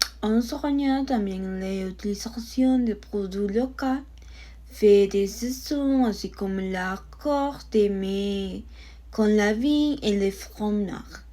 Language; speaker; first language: French; non-native, learner; Spanish